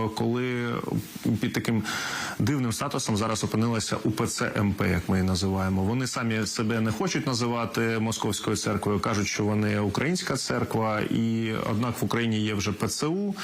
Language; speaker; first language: Ukrainian; native; Ukrainian